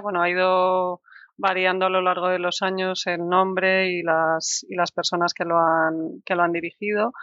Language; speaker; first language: Spanish; native; Spanish